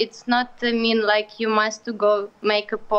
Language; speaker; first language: English; non-native, learner; Ukrainian